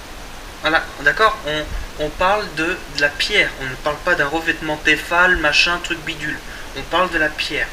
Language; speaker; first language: French; native; French